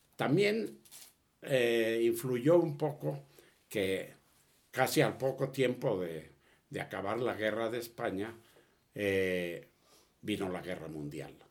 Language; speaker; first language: Spanish; early bilingual, other home language; Catalan